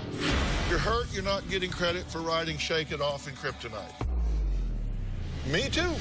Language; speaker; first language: English; native; English